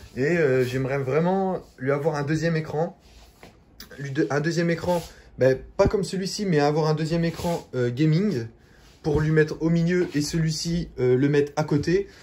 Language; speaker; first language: French; native; French